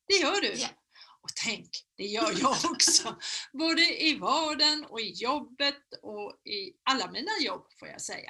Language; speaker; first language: Swedish; native; Swedish